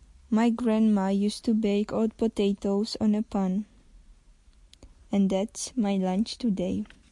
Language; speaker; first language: English; non-native, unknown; Czech